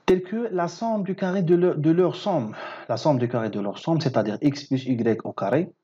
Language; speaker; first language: French; non-native, local second language; Arabic